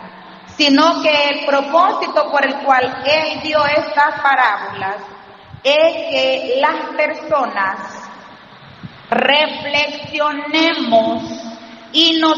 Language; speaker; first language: Spanish; native; Spanish